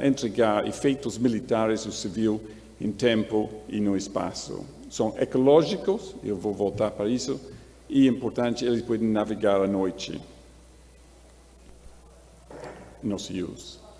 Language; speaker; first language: Portuguese; non-native, learner; English